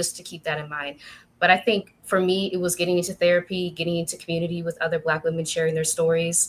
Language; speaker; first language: English; native; English